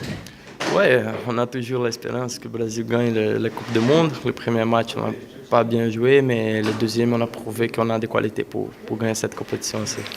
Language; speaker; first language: French; non-native, fluent; Portuguese